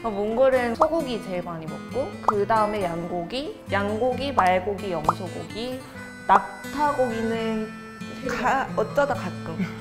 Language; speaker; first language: Korean; non-native, fluent; Mongolian